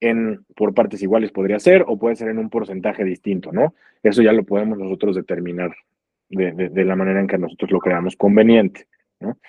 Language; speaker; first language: Spanish; native; Spanish